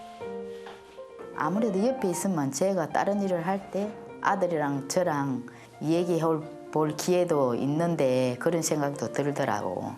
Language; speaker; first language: Korean; native; Korean